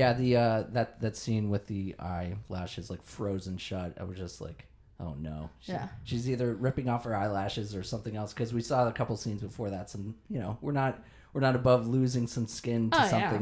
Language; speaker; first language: English; native; English